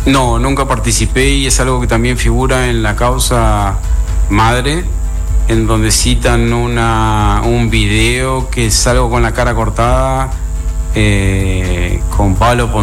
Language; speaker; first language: Spanish; native; Spanish